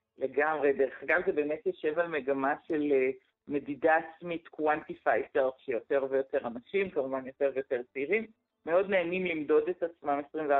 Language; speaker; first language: Hebrew; native; Hebrew